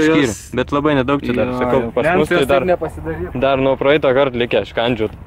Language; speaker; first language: Lithuanian; native; Lithuanian